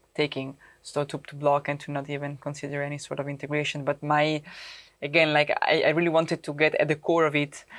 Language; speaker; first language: English; non-native, fluent; Italian